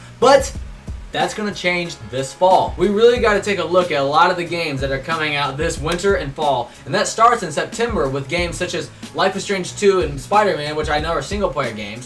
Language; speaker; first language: English; native; English